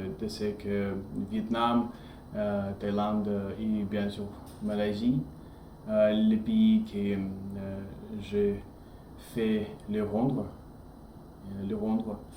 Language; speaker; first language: French; non-native, learner; English